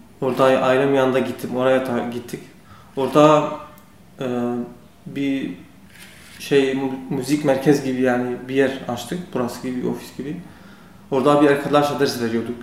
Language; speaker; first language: Turkish; non-native, learner; Kurdish